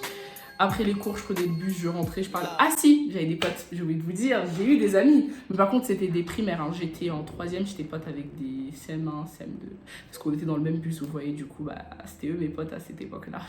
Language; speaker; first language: French; native; French